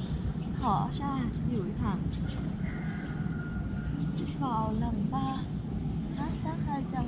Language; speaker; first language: Vietnamese; native; Vietnamese